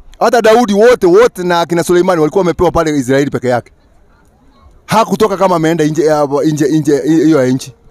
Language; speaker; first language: Swahili; non-native, local second language; Kikuyu